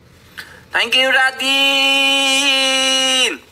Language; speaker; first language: English; non-native, learner; Vietnamese